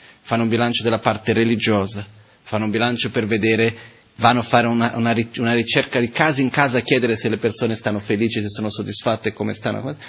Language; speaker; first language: Italian; non-native, fluent; Portuguese